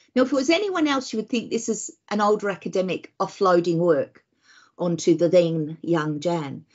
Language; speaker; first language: English; native; English